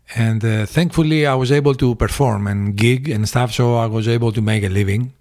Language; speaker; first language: English; early bilingual, other home language; Greek